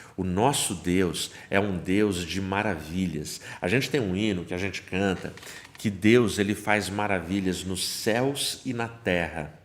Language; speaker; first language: Portuguese; native; Portuguese